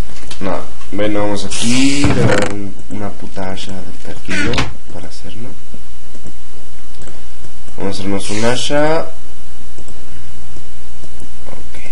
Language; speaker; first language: Spanish; native; Spanish